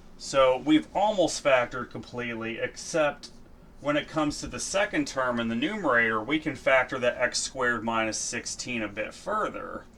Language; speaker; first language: English; native; English